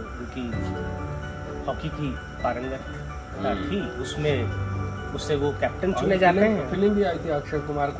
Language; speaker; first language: Hindi; native; Hindi